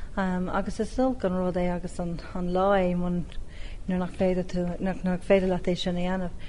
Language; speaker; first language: Irish; non-native, local second language; English